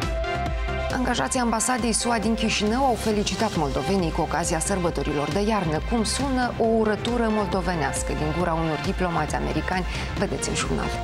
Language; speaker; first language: Romanian; native; Romanian